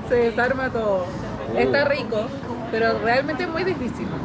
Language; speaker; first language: Spanish; native; Spanish